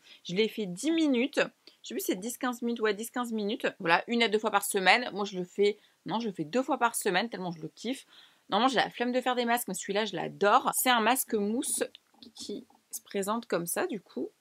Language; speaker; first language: French; native; French